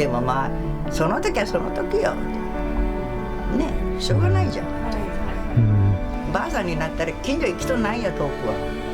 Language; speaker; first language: Japanese; native; Japanese